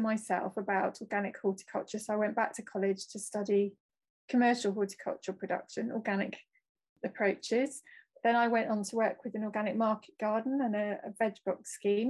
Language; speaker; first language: English; native; English